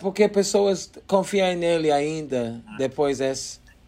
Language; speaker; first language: Portuguese; non-native, learner; English